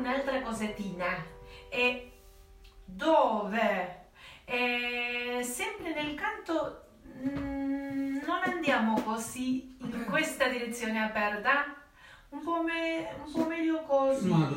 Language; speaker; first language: Italian; non-native, learner; Spanish